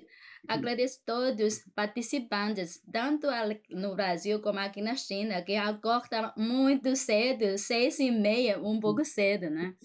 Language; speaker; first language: Portuguese; non-native, fluent; Chinese